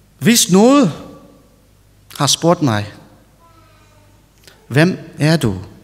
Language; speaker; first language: Danish; non-native, learner; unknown